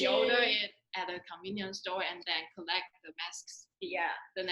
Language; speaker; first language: English; non-native, fluent; Chinese